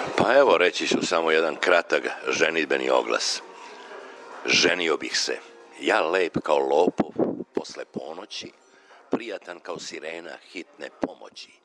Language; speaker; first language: Serbian; non-native, local second language; Macedonian